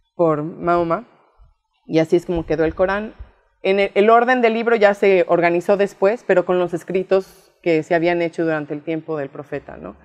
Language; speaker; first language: Spanish; native; Spanish